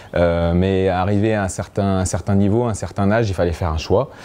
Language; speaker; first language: French; native; French